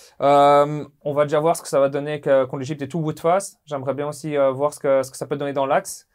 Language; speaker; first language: French; native; French